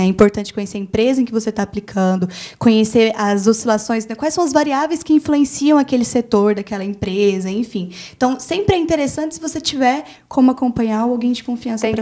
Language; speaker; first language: Portuguese; native; Portuguese